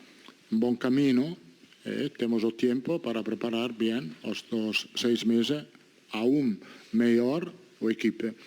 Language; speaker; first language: Portuguese; non-native, learner; Italian